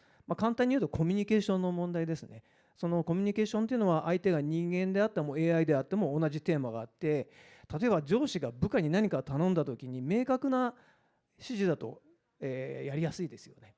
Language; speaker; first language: Japanese; native; Japanese